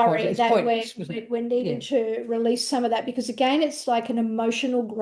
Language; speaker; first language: English; native; English